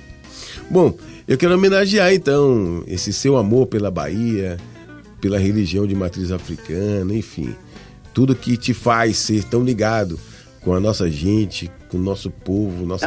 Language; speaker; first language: Portuguese; native; Portuguese